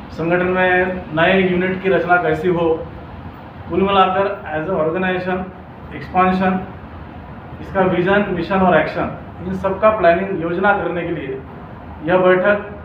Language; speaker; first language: Hindi; non-native, local second language; Marathi